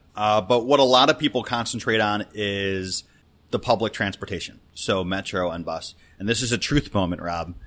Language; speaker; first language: English; native; English